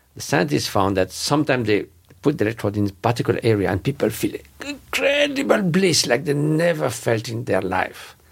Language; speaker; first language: English; non-native, fluent; French